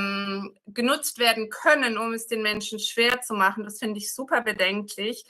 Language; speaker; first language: German; native; German